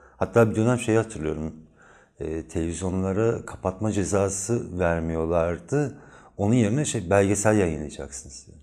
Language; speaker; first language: Turkish; native; Turkish